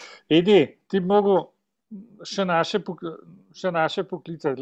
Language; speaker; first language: Slovenian; native; Slovenian